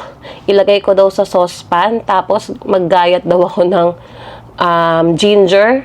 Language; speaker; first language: Filipino; native; Filipino